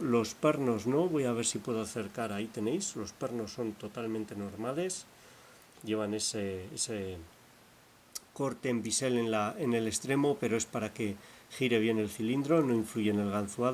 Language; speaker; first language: Spanish; native; Spanish